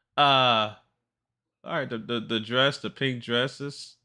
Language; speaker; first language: English; native; English